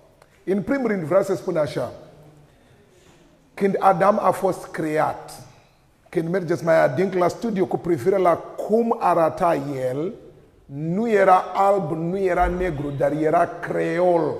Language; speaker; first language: Romanian; non-native, learner; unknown